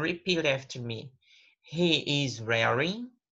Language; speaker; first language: English; non-native, fluent; Portuguese